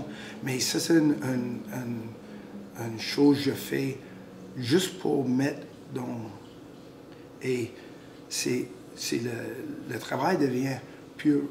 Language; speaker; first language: French; non-native, local second language; English